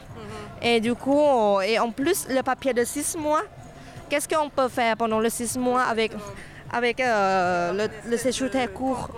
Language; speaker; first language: French; non-native, fluent; Thai